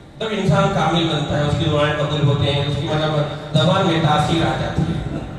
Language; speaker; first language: Urdu; non-native, local second language; Konkani